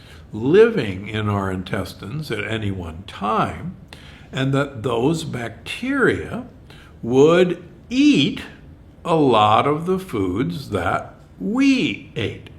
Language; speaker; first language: English; native; English